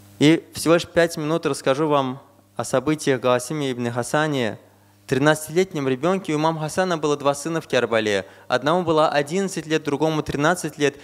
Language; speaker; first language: Russian; non-native, fluent; Azerbaijani